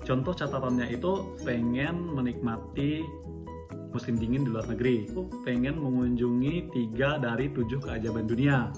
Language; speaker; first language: Indonesian; non-native, local second language; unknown